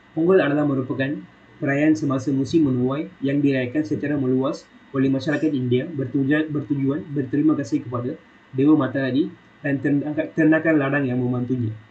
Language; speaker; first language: Malay; non-native, local second language; Tamil